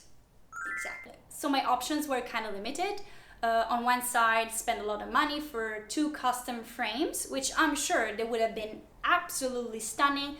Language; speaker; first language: English; non-native, fluent; Italian